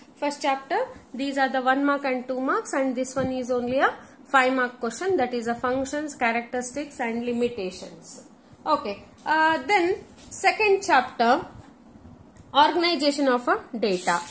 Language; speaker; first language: English; non-native, local second language; Kannada